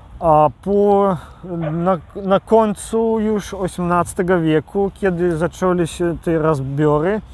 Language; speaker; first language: Polish; non-native, local second language; Belarusian